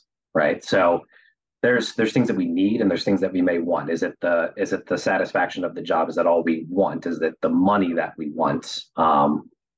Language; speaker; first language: English; native; English